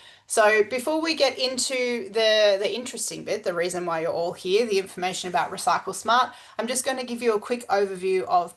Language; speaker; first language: English; native; English